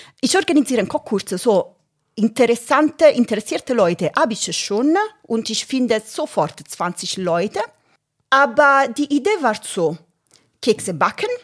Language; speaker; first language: German; non-native, fluent; Italian